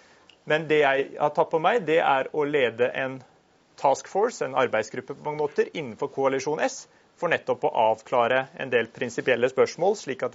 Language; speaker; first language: Norwegian; native; Norwegian